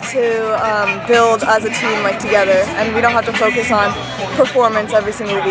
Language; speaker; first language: English; native; English